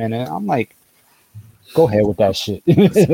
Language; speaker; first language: English; native; English